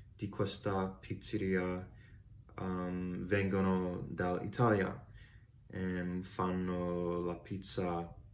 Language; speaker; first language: Italian; non-native, fluent; English